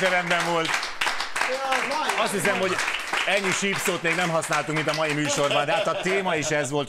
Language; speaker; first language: Hungarian; native; Hungarian